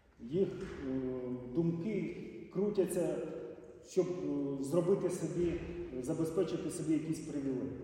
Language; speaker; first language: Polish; non-native, learner; Ukrainian